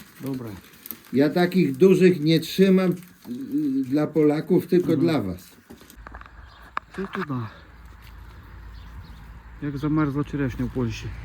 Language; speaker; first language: Polish; non-native, learner; Ukrainian